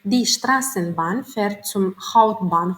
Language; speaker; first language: German; non-native, learner; Turkmen